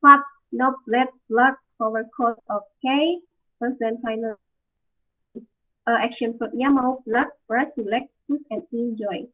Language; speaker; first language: English; non-native, fluent; Indonesian